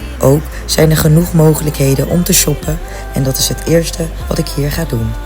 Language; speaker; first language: Dutch; early bilingual, other home language; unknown